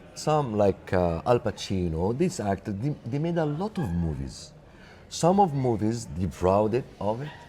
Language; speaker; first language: English; non-native, learner; Arabic